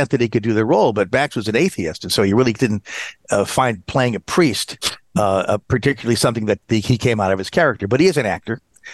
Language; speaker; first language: English; native; English